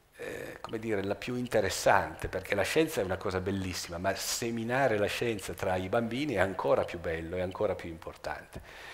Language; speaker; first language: Italian; native; Italian